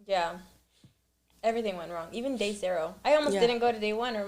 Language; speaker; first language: English; native; English